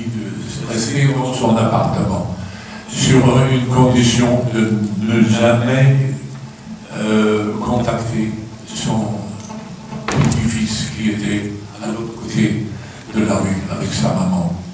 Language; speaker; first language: French; non-native, fluent; Swedish